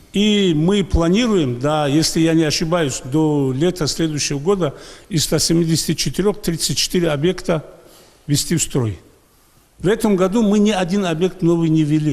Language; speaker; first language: Russian; native; Russian